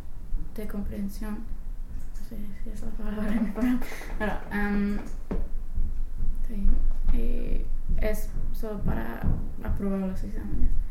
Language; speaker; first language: Spanish; non-native, fluent; English